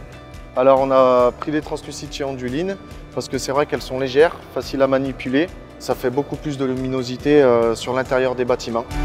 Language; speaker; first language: French; native; French